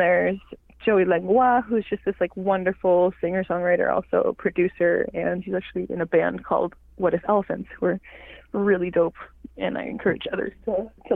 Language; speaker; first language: English; non-native, fluent; Cree